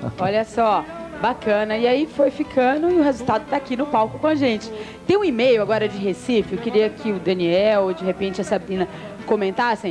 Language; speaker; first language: Portuguese; native; Portuguese